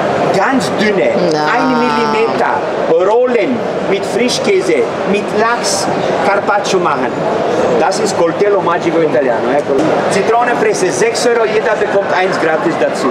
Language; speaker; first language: German; non-native, fluent; Turkish